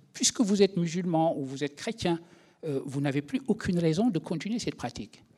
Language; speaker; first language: French; non-native, local second language; Wolof